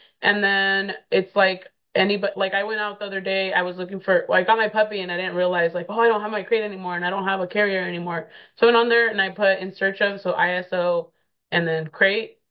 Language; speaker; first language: English; early bilingual, other home language; Spanish